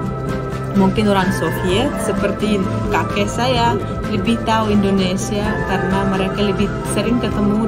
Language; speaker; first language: Indonesian; non-native, fluent; Russian